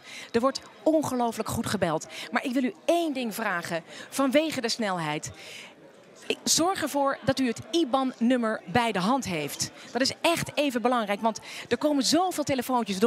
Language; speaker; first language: Dutch; native; Dutch